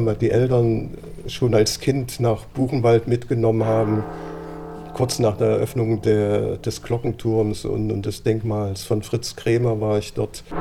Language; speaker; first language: German; native; German